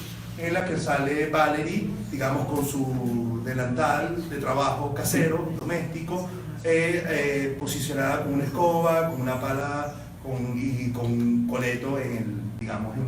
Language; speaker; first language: Spanish; native; Spanish